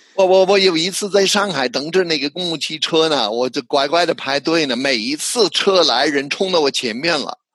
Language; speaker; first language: Chinese; non-native, fluent; English